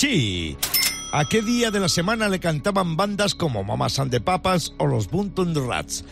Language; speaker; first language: Spanish; native; Spanish